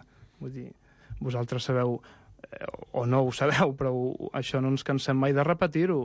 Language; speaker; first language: Catalan; native; Catalan